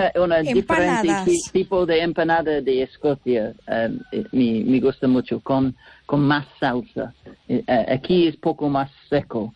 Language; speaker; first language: Spanish; non-native, learner; English